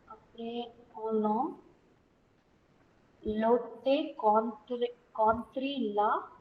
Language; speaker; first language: French; non-native, learner; Tamil